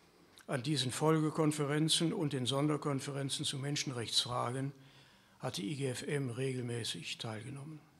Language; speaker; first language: German; native; German